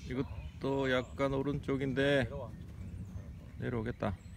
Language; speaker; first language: Korean; native; Korean